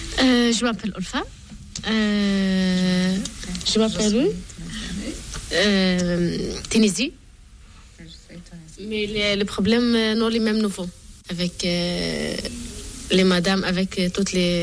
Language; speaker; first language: French; non-native, learner; Arabic